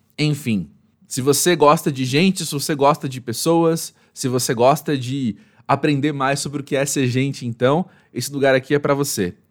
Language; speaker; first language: Portuguese; native; Portuguese